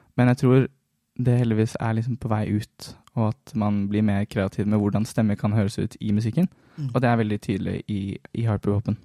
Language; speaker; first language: Norwegian; native; Norwegian